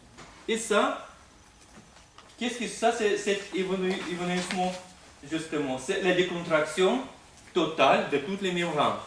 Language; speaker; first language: French; non-native, fluent; Russian